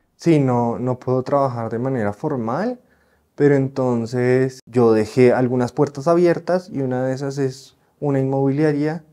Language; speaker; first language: Spanish; native; Spanish